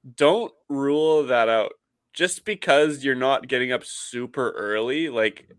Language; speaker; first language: English; native; English